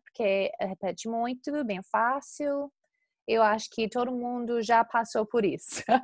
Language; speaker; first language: Portuguese; non-native, fluent; English